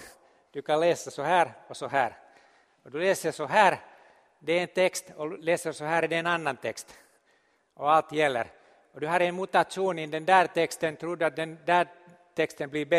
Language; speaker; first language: Swedish; non-native, local second language; Finnish